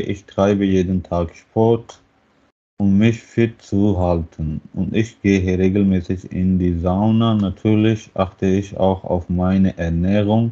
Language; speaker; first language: German; non-native, learner; Hindi